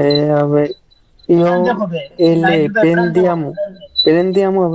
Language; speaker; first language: Italian; non-native, learner; Bangla